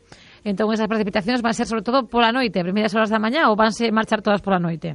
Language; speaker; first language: Spanish; native; Spanish